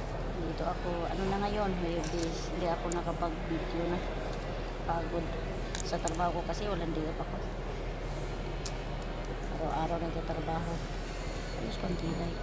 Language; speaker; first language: Filipino; non-native, local second language; Cebuano